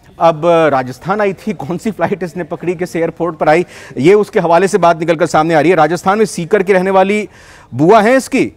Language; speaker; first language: Hindi; native; Hindi